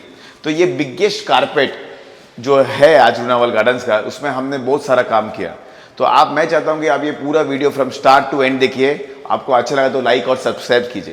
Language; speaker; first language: Hindi; non-native, local second language; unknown